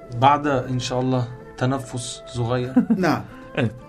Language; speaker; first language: Arabic; non-native, fluent; Turkish